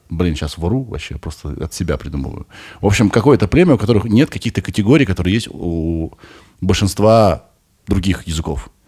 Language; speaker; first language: Russian; native; Russian